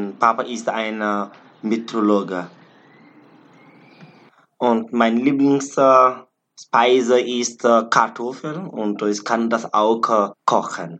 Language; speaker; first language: German; non-native, learner; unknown